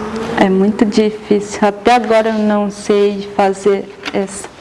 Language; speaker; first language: Portuguese; non-native, local second language; Guarani